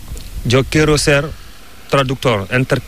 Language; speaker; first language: Spanish; non-native, learner; Fula